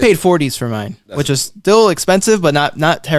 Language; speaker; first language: English; native; English